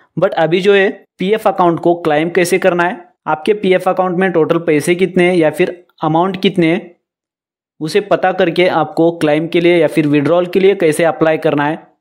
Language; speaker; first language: Hindi; non-native, local second language; Marathi